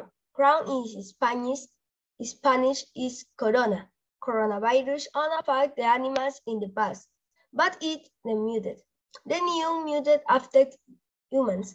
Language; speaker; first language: English; non-native, learner; Spanish